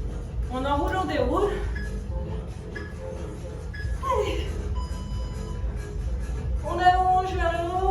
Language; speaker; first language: French; native; French